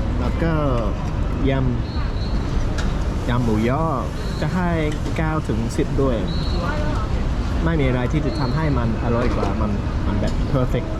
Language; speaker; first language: Thai; non-native, fluent; English